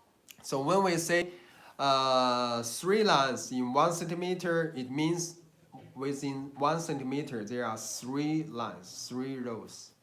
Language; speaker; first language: English; non-native, learner; Chinese